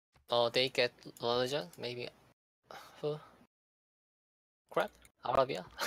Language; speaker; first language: English; non-native, learner; Korean